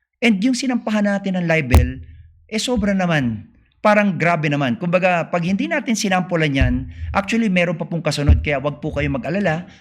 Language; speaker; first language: Filipino; native; Filipino